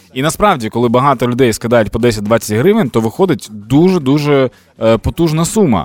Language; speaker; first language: Ukrainian; non-native, local second language; Russian